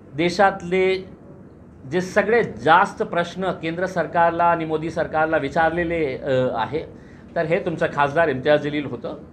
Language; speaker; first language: Marathi; non-native, local second language; Urdu